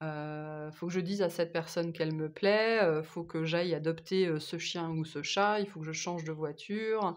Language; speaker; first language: French; native; French